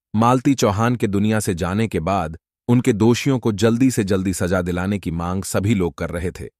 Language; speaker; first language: Hindi; native; Hindi